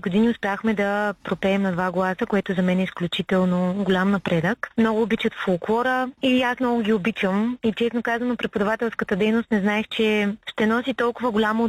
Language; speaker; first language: Bulgarian; native; Bulgarian